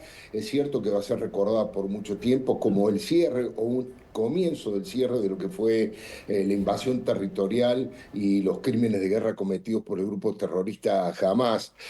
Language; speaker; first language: Spanish; native; Spanish